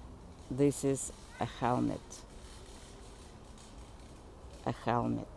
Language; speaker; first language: English; non-native, learner; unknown